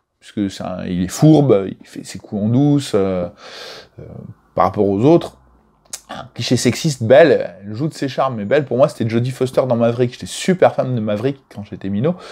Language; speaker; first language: French; native; French